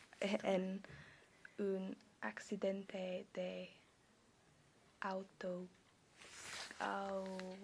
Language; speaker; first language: Spanish; non-native, learner; English